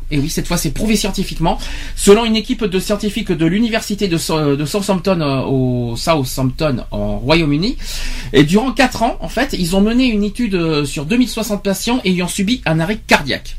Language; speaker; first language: French; native; French